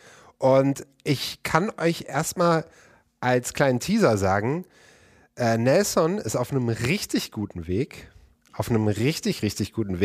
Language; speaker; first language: German; native; German